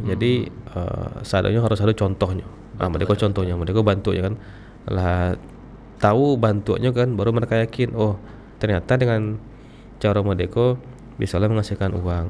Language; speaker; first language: Indonesian; non-native, local second language; Minangkabau